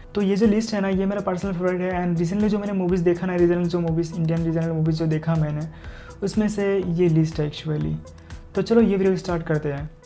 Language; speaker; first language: Hindi; non-native, local second language; Assamese